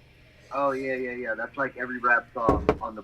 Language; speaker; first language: English; native; English